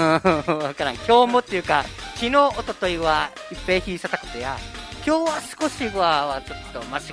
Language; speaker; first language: Japanese; native; Japanese